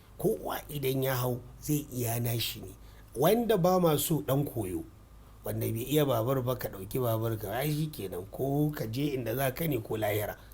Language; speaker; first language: Hausa; non-native, local second language; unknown